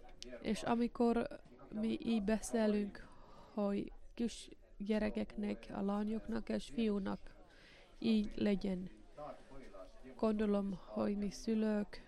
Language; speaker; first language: Hungarian; non-native, learner; Finnish